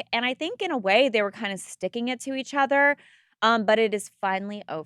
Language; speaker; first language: English; native; English